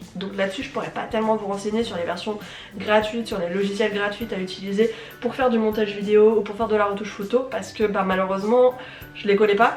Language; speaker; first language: French; native; French